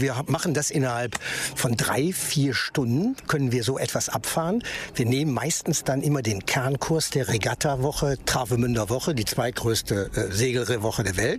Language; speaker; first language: German; native; German